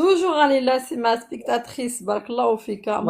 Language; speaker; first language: French; native; French